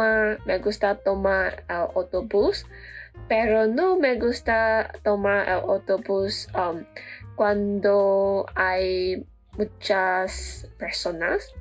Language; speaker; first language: Spanish; non-native, learner; Malay